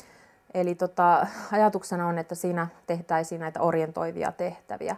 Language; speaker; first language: Finnish; native; Finnish